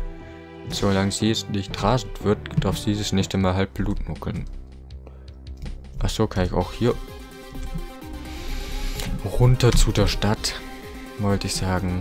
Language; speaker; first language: German; native; German